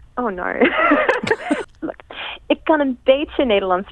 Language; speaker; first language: Dutch; early bilingual, other home language; English